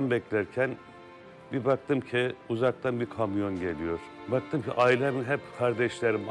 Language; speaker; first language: Turkish; native; Turkish